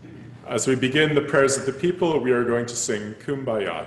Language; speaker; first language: English; native; English